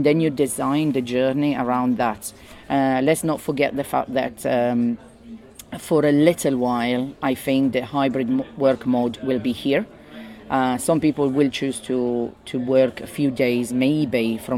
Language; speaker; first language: English; non-native, fluent; Italian